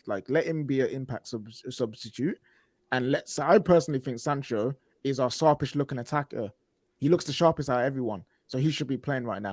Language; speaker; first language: English; native; English